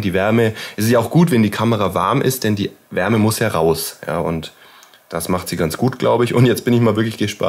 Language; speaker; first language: German; native; German